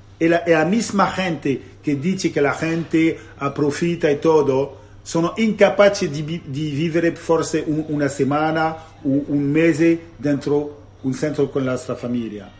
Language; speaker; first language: Spanish; non-native, learner; Italian